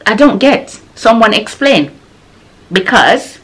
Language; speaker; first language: English; non-native, local second language; Jamaican Creole English